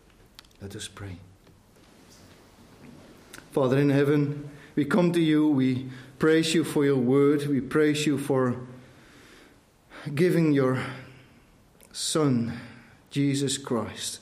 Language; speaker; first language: English; non-native, fluent; Dutch